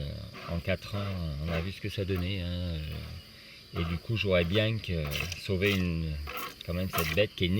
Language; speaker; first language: French; native; French